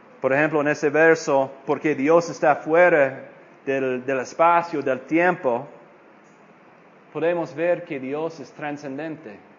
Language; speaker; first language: Spanish; non-native, fluent; English